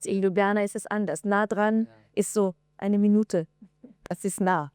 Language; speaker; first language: German; non-native, fluent; Slovenian